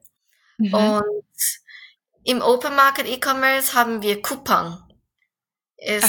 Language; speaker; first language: German; non-native, fluent; Korean